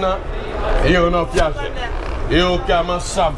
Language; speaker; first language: Italian; non-native, learner; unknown